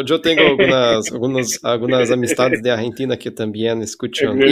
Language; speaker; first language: Spanish; non-native, fluent; Portuguese